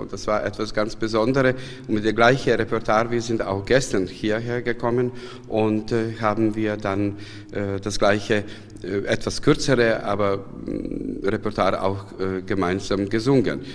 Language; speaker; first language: German; non-native, fluent; Serbian